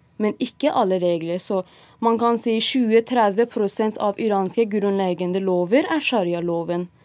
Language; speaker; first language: Norwegian; non-native, fluent; Persian